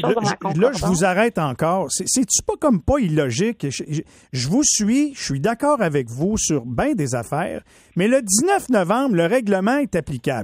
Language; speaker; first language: French; native; French